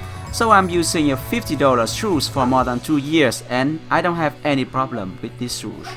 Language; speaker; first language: English; non-native, fluent; Vietnamese